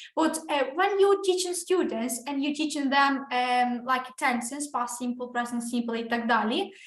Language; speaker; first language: English; non-native, fluent; Ukrainian